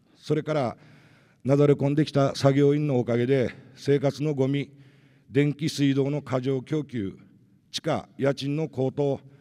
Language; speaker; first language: Japanese; native; Japanese